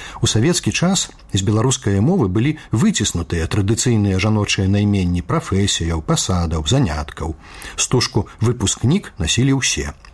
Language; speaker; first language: Belarusian; native; Belarusian